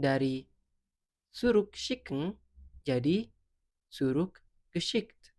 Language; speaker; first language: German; non-native, fluent; Indonesian